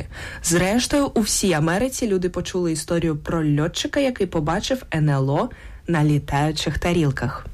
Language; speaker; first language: Ukrainian; native; Ukrainian